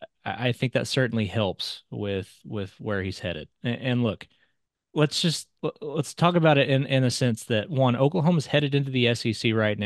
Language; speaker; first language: English; native; English